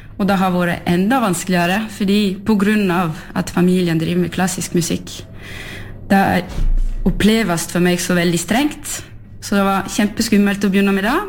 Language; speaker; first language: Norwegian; non-native, fluent; French